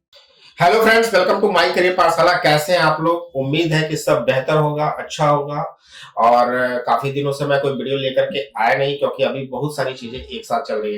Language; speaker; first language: Hindi; native; Hindi